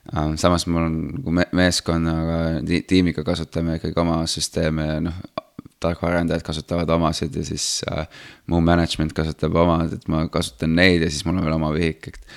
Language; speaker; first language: Estonian; native; Estonian